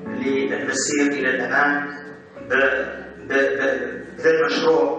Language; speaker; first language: Arabic; native; Arabic